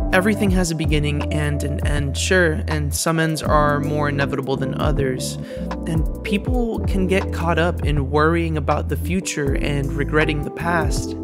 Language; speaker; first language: English; native; English